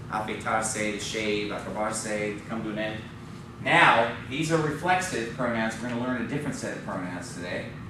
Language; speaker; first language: English; native; English